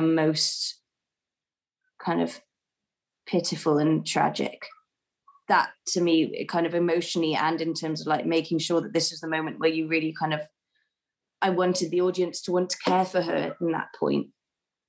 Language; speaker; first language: English; native; English